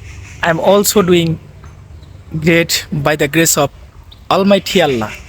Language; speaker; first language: English; non-native, learner; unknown